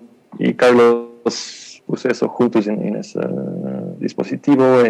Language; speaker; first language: Spanish; non-native, fluent; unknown